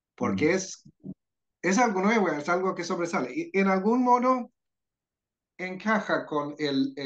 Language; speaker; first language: Spanish; non-native, fluent; Swedish